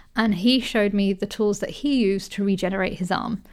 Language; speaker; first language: English; native; English